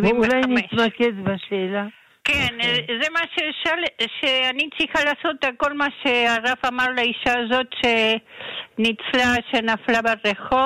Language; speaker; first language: Hebrew; non-native, fluent; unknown